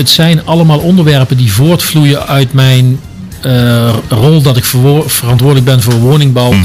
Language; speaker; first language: Dutch; native; Dutch